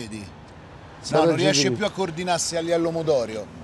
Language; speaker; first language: Italian; native; Italian